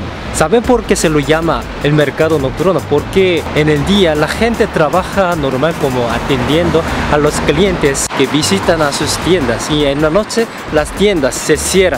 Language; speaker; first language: Spanish; non-native, fluent; Korean